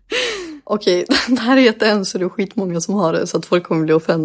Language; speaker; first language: Swedish; native; Swedish